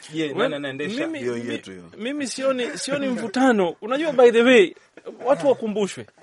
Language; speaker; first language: Swahili; native; Swahili